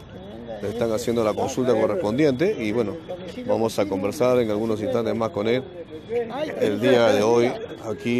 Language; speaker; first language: Spanish; native; Spanish